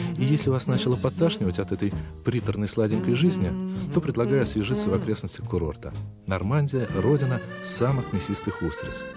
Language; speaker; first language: Russian; native; Russian